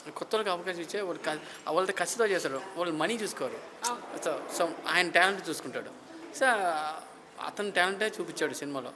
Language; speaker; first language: Telugu; native; Telugu